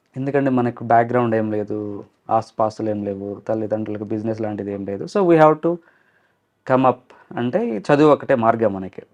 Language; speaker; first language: Telugu; non-native, local second language; Lambadi